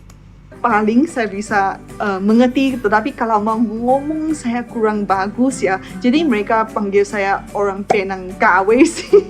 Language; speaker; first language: Indonesian; non-native, fluent; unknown